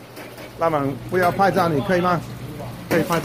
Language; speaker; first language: Chinese; non-native, learner; English